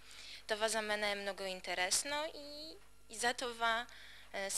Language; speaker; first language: Bulgarian; non-native, fluent; Polish